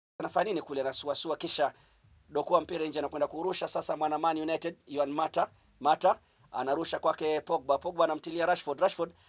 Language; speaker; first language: Swahili; native; Swahili